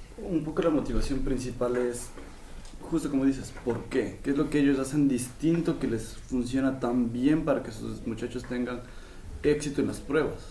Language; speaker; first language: Spanish; non-native, fluent; Finnish